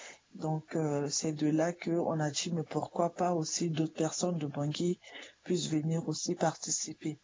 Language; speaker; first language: French; non-native, local second language; Sango